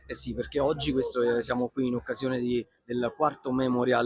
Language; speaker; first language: Italian; native; Italian